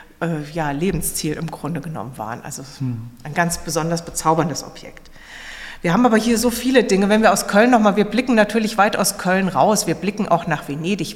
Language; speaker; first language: German; native; German